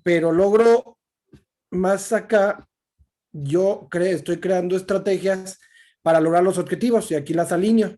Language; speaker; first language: Spanish; native; Spanish